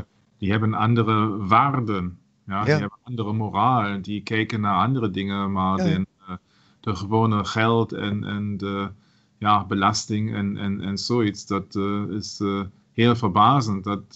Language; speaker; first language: Dutch; non-native, learner; German